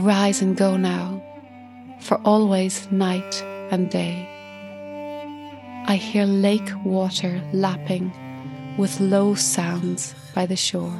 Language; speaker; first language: English; native; English